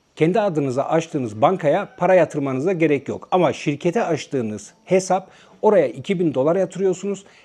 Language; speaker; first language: Turkish; native; Turkish